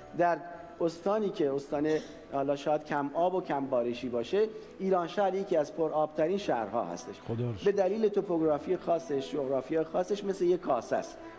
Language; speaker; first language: Persian; non-native, local second language; Baluchi